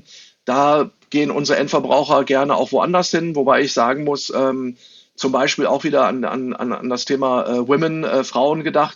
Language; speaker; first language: German; native; German